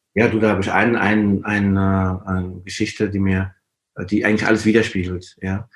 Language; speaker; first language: German; non-native, fluent; Igbo